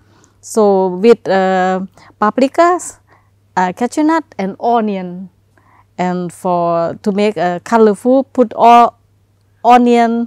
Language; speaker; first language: English; non-native, learner; Thai